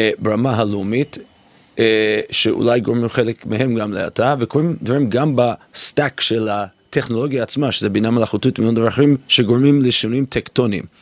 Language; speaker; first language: Hebrew; non-native, fluent; English